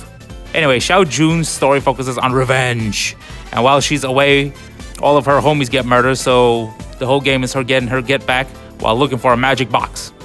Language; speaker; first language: English; native; English